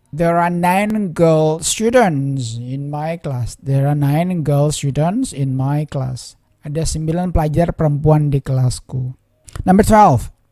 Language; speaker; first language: English; non-native, fluent; Indonesian